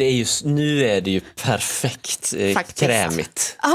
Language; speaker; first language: Swedish; native; Swedish